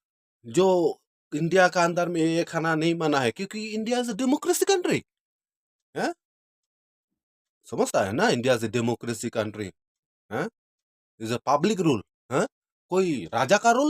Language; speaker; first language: Hindi; non-native, local second language; Khasi